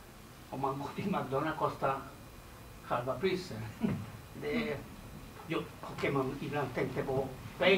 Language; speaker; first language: Swedish; non-native, learner; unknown